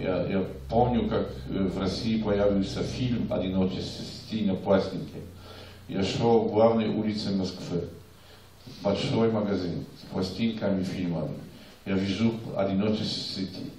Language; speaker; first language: Russian; non-native, fluent; Polish